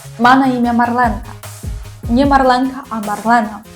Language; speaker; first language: Polish; non-native, learner; Ukrainian